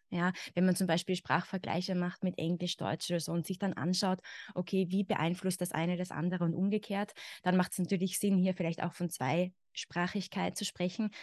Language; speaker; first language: German; native; German